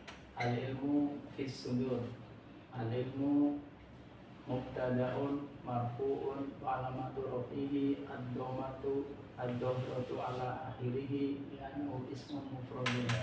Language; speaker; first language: Arabic; non-native, learner; Indonesian